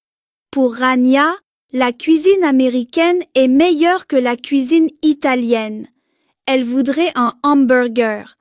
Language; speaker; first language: French; non-native, local second language; Arabic